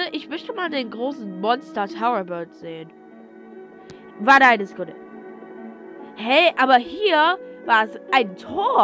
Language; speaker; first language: German; non-native, learner; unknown